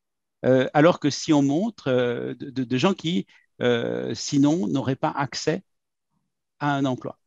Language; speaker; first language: French; native; French